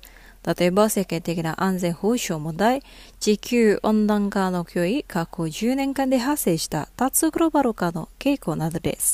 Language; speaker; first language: Japanese; non-native, fluent; Indonesian